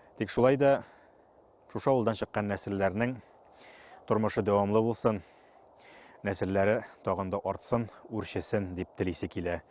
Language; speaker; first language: Tatar; native; Tatar